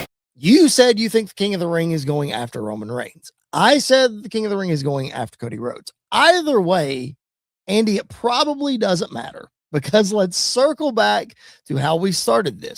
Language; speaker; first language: English; native; English